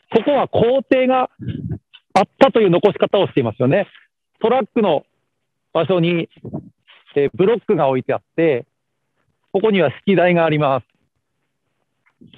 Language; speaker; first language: Japanese; native; Japanese